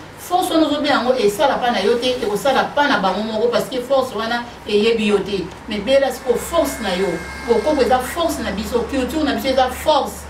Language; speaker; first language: Lingala; non-native, local second language; Kongo